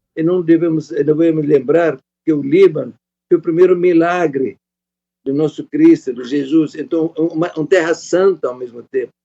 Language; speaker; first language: Portuguese; non-native, fluent; Arabic